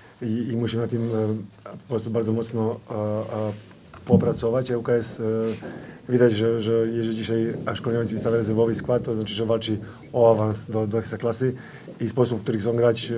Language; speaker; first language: Polish; non-native, fluent; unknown